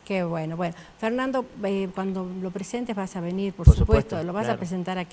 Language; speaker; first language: Spanish; native; Spanish